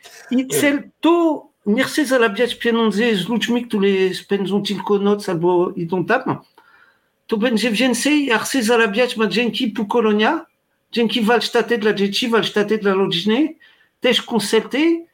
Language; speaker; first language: Polish; non-native, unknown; French